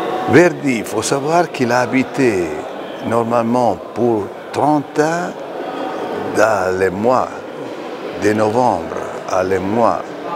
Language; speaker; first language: French; non-native, fluent; Italian